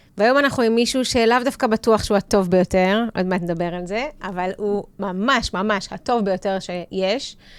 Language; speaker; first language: Hebrew; early bilingual, other home language; Russian